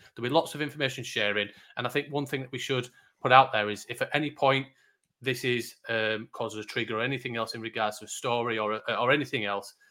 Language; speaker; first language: English; native; English